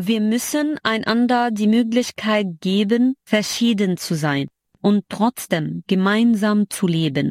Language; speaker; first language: German; non-native, fluent; Arabic